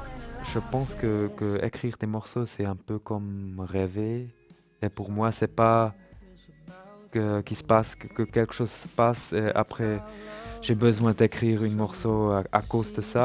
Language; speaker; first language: French; non-native, learner; German